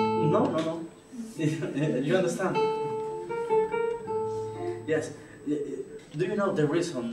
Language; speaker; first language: English; non-native, learner; Spanish